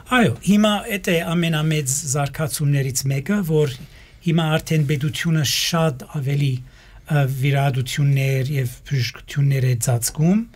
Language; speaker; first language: Armenian; early bilingual, heritage; Armenian